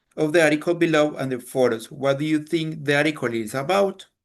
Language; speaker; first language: English; non-native, fluent; Spanish